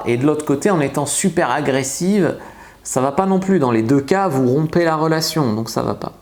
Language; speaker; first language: French; native; French